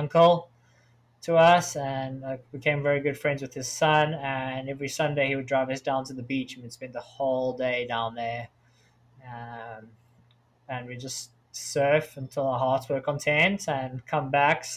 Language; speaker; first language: English; native; English